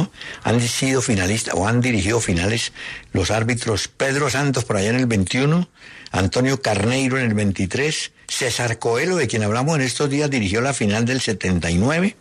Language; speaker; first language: Spanish; native; Spanish